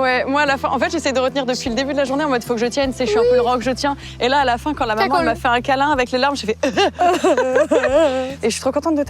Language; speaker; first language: French; native; French